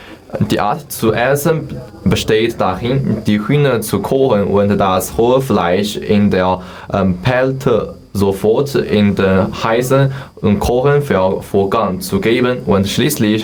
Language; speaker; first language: German; non-native, learner; Chinese